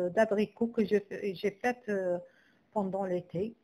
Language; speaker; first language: French; non-native, local second language; Arabic